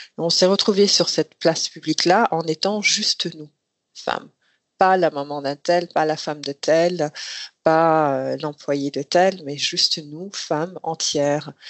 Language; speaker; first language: French; non-native, local second language; Rundi